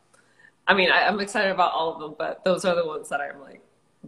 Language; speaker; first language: English; early bilingual, other home language; Spanish